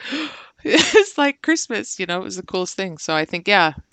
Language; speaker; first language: English; native; English